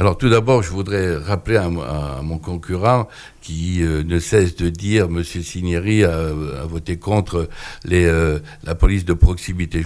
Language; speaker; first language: French; native; French